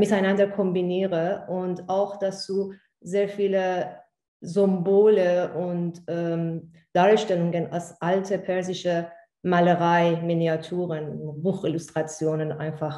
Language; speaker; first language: German; non-native, fluent; Persian